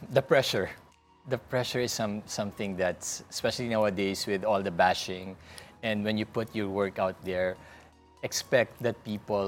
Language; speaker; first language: English; non-native, local second language; Filipino